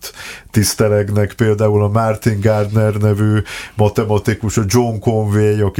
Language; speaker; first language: Hungarian; native; Hungarian